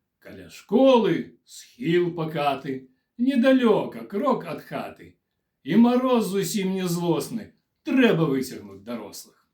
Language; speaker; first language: Belarusian; native; Belarusian